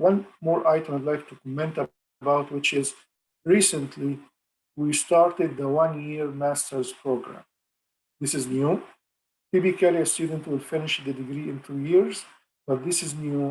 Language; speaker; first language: English; non-native, fluent; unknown